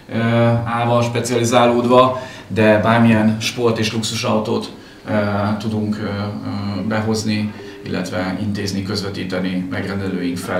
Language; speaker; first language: Hungarian; native; Hungarian